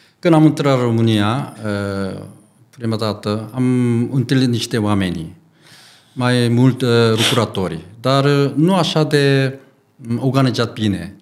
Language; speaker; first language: Romanian; non-native, learner; Korean